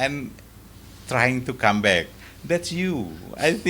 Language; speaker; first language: English; non-native, fluent; Indonesian